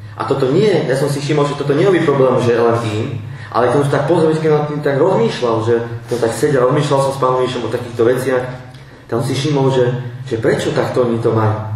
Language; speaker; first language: Slovak; non-native, local second language; Romany